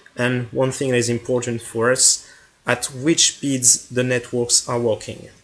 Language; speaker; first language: English; non-native, fluent; French